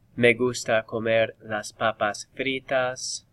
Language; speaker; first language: Spanish; non-native, fluent; English